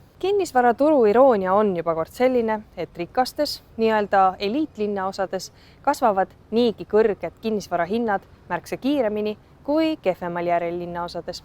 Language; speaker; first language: Estonian; native; Estonian